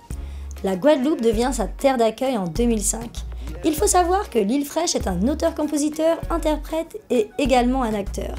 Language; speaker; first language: French; native; French